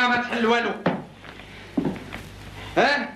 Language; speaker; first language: Arabic; native; Arabic